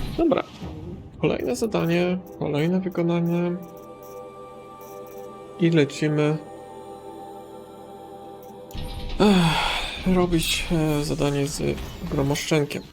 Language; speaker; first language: Polish; native; Polish